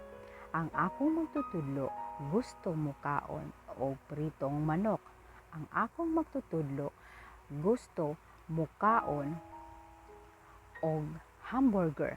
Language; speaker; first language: Cebuano; non-native, learner; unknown